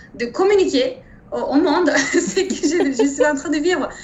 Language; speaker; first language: French; non-native, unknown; Turkish